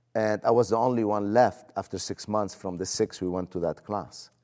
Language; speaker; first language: English; non-native, fluent; Arabic